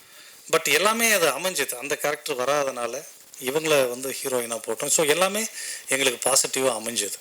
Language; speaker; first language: Tamil; native; Tamil